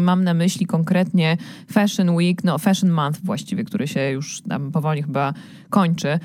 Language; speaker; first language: Polish; native; Polish